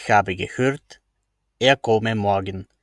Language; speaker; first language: German; non-native, fluent; Macedonian